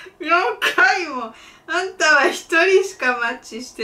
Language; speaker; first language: Japanese; non-native, fluent; Spanish